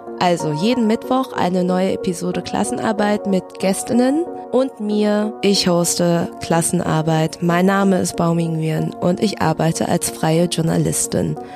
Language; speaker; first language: German; early bilingual, other home language; Vietnamese